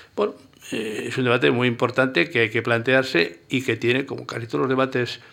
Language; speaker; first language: Spanish; native; Spanish